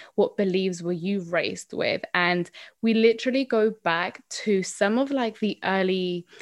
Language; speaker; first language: English; non-native, fluent; Spanish